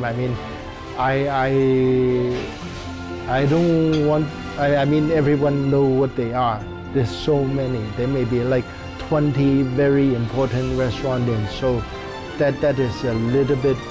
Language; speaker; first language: English; non-native, local second language; Cantonese